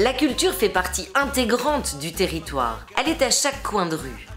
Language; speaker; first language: French; native; French